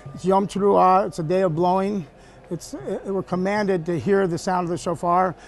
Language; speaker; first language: English; native; English